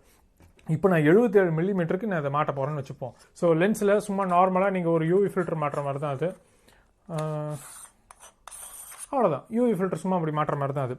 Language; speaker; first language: Tamil; native; Tamil